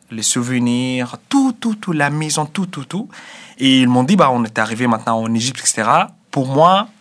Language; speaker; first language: French; non-native, fluent; Arabic